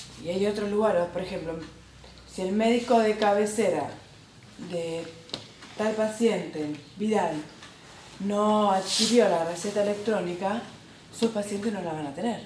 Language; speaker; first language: Spanish; native; Spanish